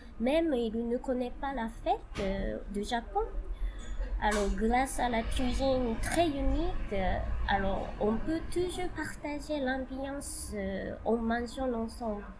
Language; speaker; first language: French; non-native, fluent; Japanese